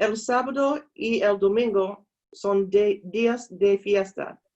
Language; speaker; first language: Spanish; non-native, learner; English